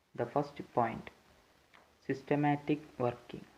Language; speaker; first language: English; non-native, local second language; Malayalam